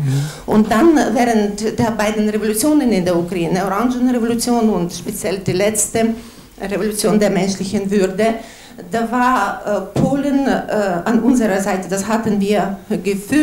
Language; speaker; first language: German; non-native, fluent; Ukrainian